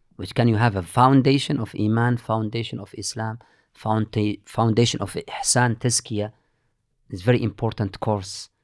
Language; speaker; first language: English; non-native, fluent; Arabic